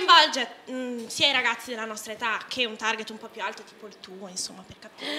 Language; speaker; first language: Italian; native; Italian